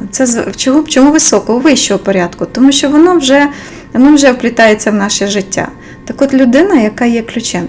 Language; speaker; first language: Ukrainian; non-native, local second language; Russian